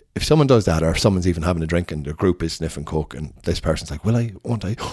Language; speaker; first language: English; native; English